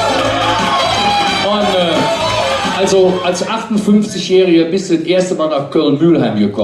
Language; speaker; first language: German; native; German